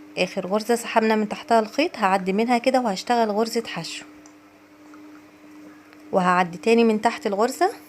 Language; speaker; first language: Arabic; native; Arabic